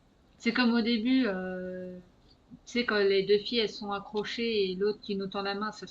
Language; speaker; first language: French; native; French